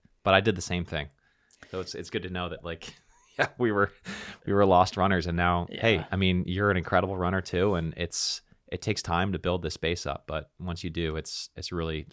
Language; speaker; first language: English; native; English